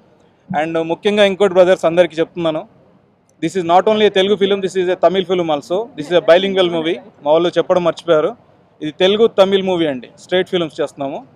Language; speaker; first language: Telugu; native; Telugu